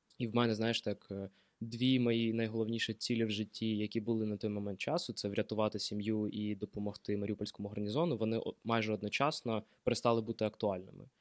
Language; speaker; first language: Ukrainian; non-native, local second language; Russian